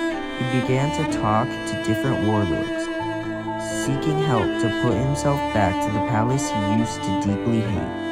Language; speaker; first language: English; non-native, fluent; Chinese